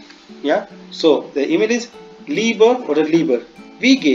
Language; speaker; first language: German; non-native, fluent; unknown